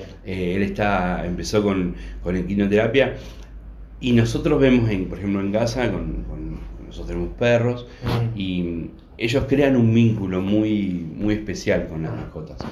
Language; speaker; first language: Spanish; native; Spanish